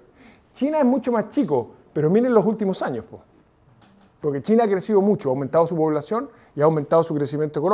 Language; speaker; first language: Spanish; native; Spanish